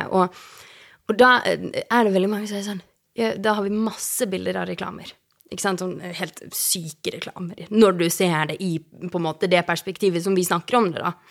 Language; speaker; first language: Norwegian; native; Norwegian